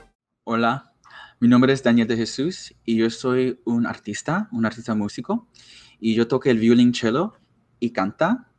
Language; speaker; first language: Spanish; non-native, learner; English